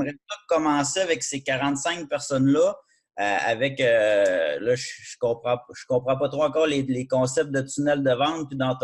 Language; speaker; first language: French; native; French